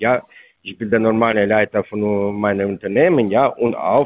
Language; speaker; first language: German; non-native, fluent; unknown